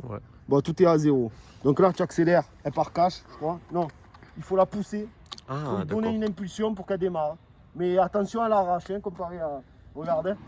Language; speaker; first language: French; native; French